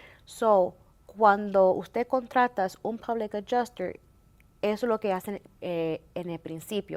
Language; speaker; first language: Spanish; early bilingual, heritage; Spanish